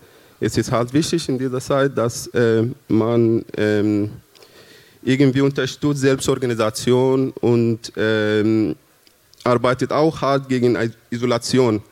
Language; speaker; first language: German; non-native, fluent; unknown